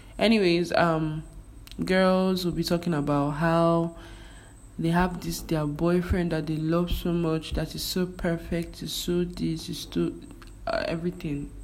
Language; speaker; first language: English; non-native, local second language; Igbo